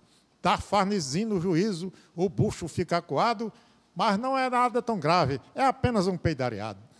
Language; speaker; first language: Portuguese; native; Portuguese